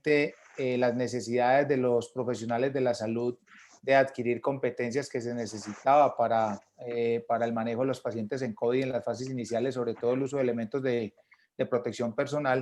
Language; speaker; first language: Spanish; native; Spanish